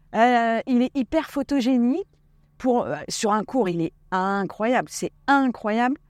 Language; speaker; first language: French; native; French